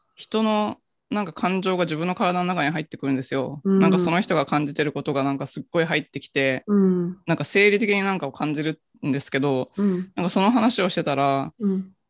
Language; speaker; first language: Japanese; native; Japanese